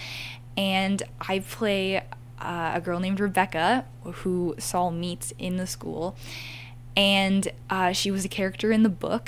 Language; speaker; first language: English; native; English